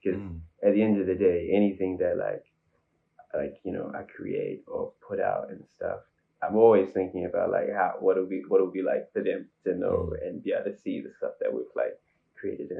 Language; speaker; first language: English; native; English